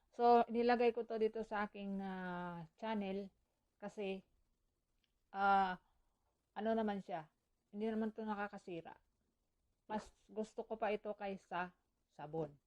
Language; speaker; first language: Filipino; non-native, local second language; Cebuano